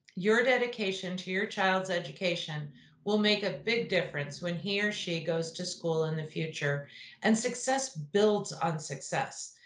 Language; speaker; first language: English; native; English